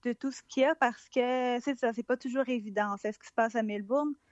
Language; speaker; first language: French; native; French